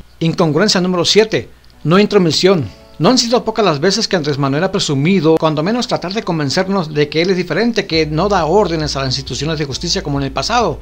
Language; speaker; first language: Spanish; native; Spanish